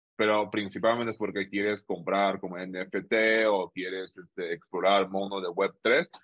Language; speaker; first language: Spanish; non-native, fluent; Chinese